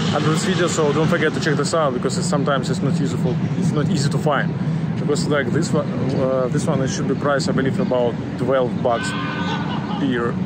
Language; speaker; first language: English; non-native, fluent; Russian